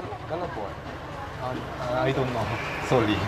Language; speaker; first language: English; non-native, learner; Japanese